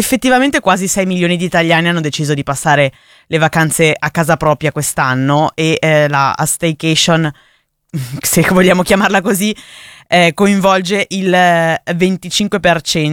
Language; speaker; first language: Italian; native; Italian